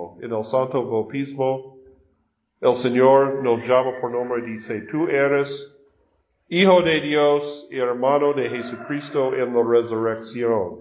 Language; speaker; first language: Spanish; non-native, learner; English